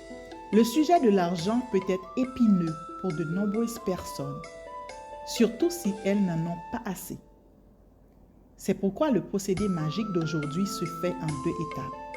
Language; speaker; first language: French; native; French